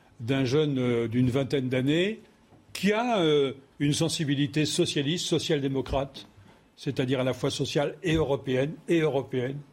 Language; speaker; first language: French; native; French